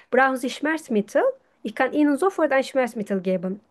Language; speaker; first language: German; non-native, fluent; Turkish